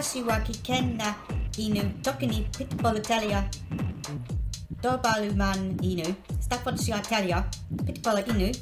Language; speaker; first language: Japanese; non-native, learner; English